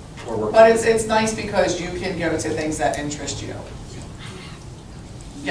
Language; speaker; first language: English; native; English